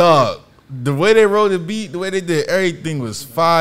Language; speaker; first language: English; native; English